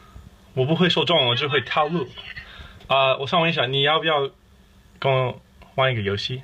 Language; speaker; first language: Chinese; non-native, learner; English